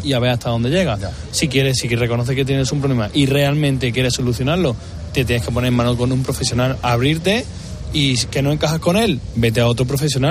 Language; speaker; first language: Spanish; native; Spanish